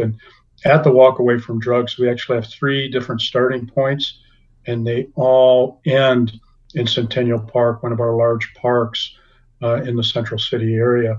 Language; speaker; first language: English; native; English